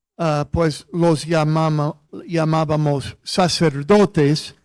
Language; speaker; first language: Spanish; non-native, fluent; English